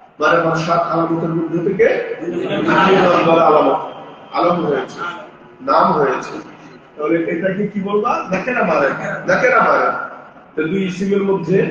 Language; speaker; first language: Bangla; native; Bangla